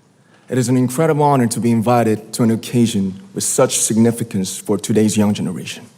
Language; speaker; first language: English; non-native, fluent; Korean